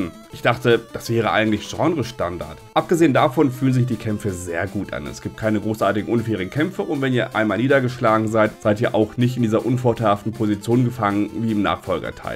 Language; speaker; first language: German; native; German